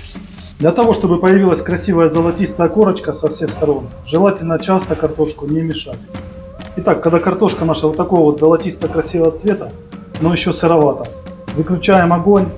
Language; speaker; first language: Russian; native; Russian